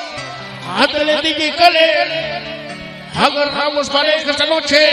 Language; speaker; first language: Spanish; native; Spanish